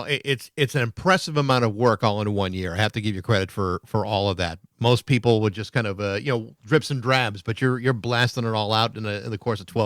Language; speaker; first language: English; native; English